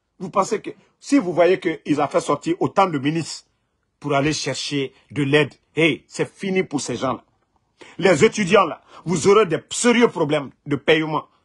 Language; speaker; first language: French; non-native, local second language; Mandingo